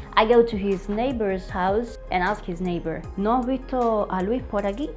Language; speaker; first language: English; non-native, fluent; Spanish